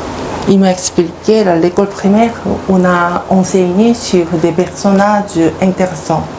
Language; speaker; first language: French; non-native, learner; Korean